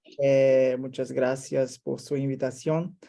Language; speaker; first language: Spanish; non-native, learner; Portuguese